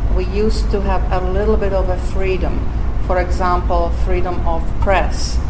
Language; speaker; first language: English; non-native, fluent; Slovak